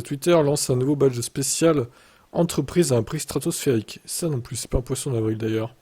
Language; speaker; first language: French; native; French